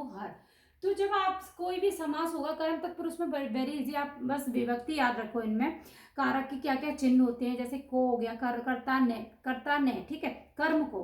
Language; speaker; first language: Hindi; native; Hindi